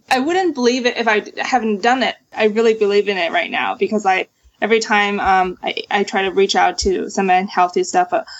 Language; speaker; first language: English; non-native, fluent; Chinese